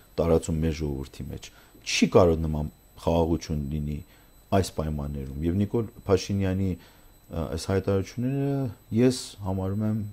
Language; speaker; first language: Armenian; native; Armenian